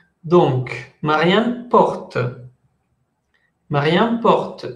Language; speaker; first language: French; non-native, fluent; Spanish